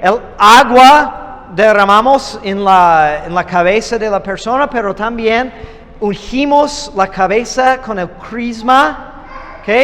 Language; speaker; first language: Spanish; non-native, fluent; English